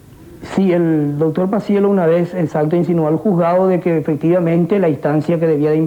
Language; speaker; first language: Spanish; native; Spanish